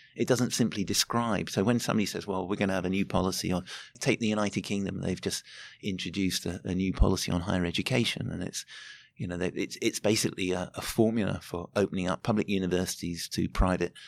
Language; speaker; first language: English; native; English